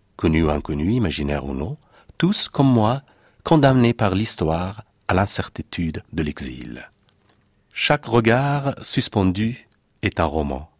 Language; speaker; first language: French; non-native, fluent; Persian